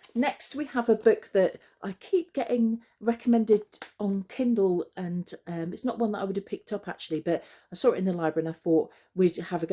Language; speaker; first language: English; native; English